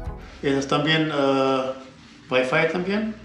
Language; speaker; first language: Spanish; non-native, learner; Urdu